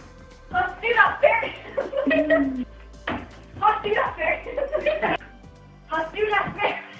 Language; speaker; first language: German; non-native, learner; English